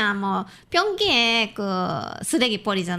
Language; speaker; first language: Korean; non-native, fluent; Japanese